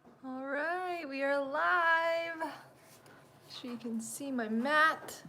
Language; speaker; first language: English; native; English